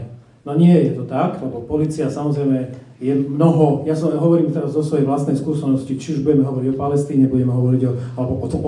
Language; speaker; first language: Slovak; native; Slovak